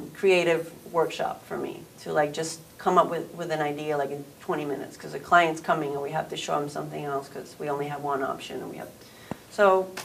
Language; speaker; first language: English; non-native, fluent; Spanish